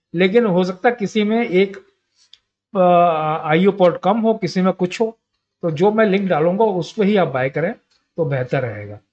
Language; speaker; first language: Hindi; native; Hindi